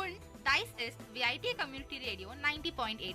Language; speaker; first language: German; non-native, learner; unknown